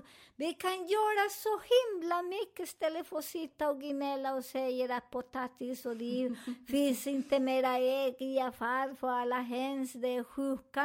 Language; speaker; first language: Swedish; non-native, learner; Spanish